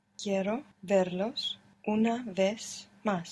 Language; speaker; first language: Spanish; non-native, learner; English